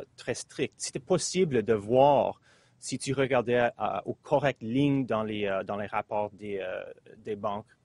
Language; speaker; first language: French; non-native, fluent; English